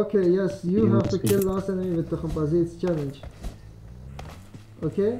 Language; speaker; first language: English; non-native, learner; Persian